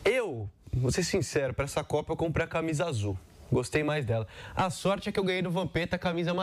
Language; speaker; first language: Portuguese; native; Portuguese